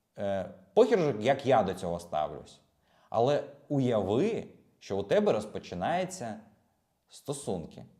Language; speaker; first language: Ukrainian; native; Ukrainian